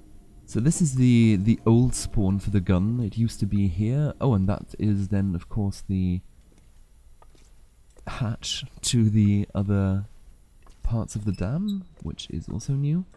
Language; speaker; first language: English; native; English